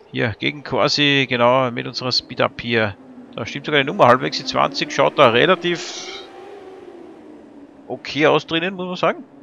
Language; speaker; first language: German; native; German